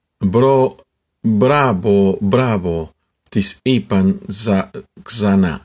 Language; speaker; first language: Greek; non-native, learner; Spanish